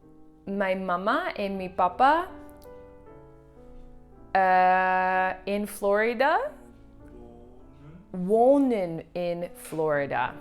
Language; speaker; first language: Dutch; non-native, learner; English